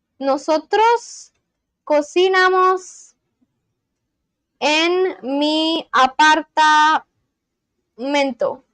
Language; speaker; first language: Spanish; non-native, learner; Bangla